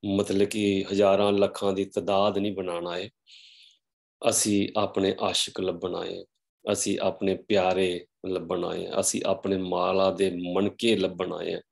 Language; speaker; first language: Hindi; non-native, local second language; Punjabi